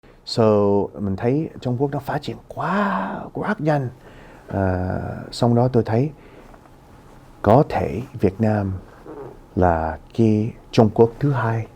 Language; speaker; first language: Vietnamese; early bilingual, heritage; Vietnamese